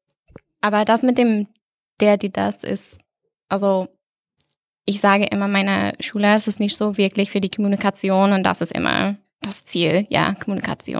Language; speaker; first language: German; non-native, fluent; English